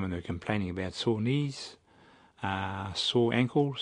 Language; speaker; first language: English; native; English